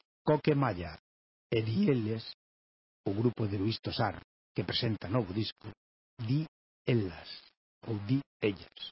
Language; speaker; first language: Galician; native; Galician